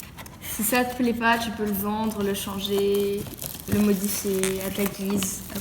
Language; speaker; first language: French; native; French